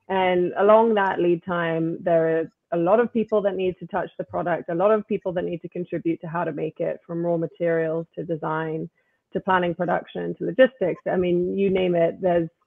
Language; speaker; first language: English; native; English